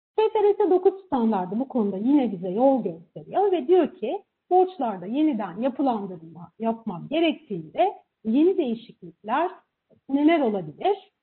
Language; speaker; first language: Turkish; native; Turkish